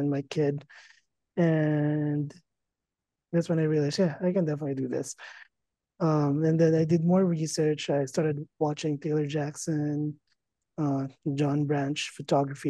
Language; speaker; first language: English; non-native, local second language; Filipino